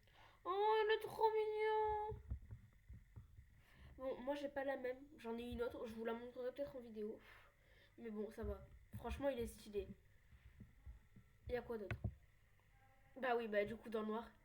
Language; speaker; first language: French; native; French